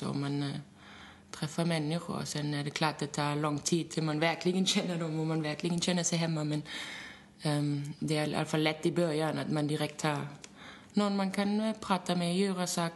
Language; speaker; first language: Swedish; non-native, fluent; German